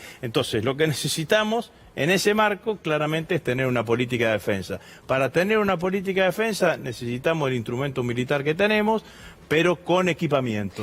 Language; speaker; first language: Spanish; native; Spanish